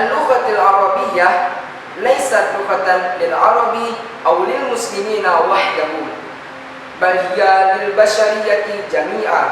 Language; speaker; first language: Arabic; non-native, learner; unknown